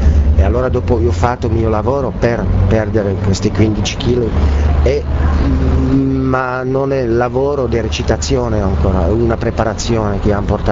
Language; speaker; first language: Italian; non-native, learner; Czech